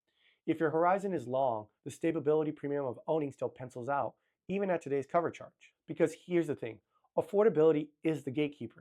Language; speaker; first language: English; native; English